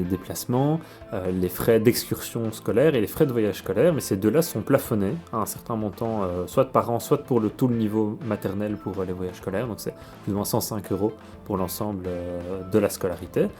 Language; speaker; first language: French; native; French